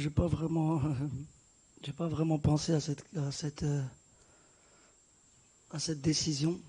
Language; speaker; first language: French; native; French